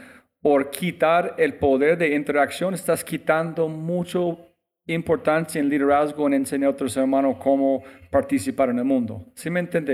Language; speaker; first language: Spanish; non-native, fluent; English